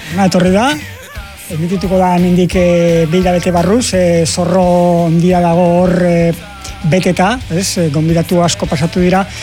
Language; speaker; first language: Basque; native; Basque